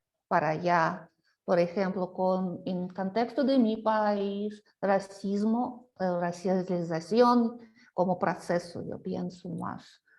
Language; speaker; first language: Spanish; non-native, fluent; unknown